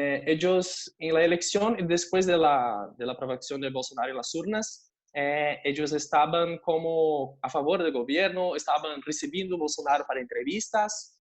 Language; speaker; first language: Spanish; non-native, fluent; Portuguese